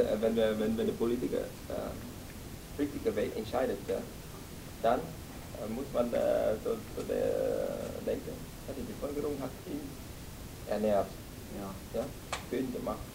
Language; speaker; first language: German; non-native, fluent; Vietnamese